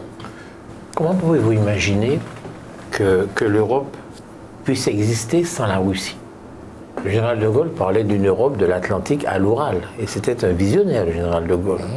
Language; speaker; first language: French; native; French